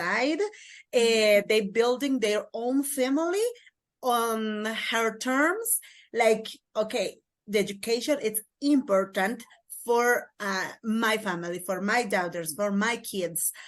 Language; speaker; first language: English; non-native, learner; Kaqchikel